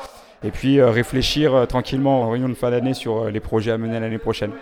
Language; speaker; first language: French; native; French